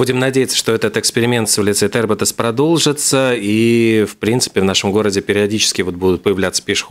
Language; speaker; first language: Russian; native; Russian